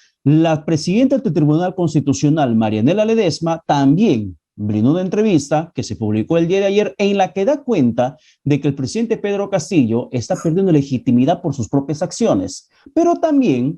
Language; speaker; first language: Spanish; native; Spanish